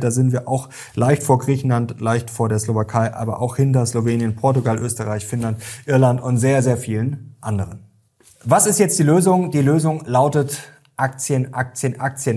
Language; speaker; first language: German; native; German